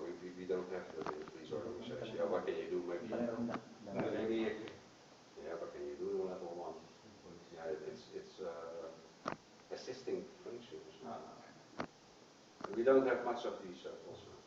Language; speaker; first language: English; non-native, fluent; Dutch